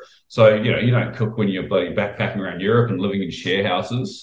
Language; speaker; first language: English; native; English